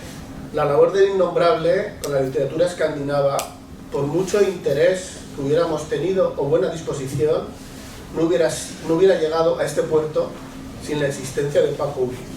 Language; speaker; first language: Spanish; native; Spanish